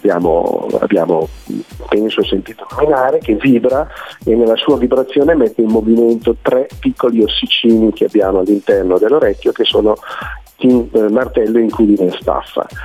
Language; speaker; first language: Italian; native; Italian